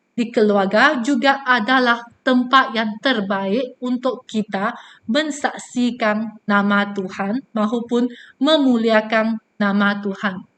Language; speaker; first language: Malay; non-native, local second language; Chinese